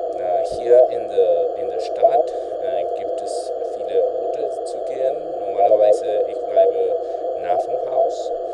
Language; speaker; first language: German; non-native, learner; Spanish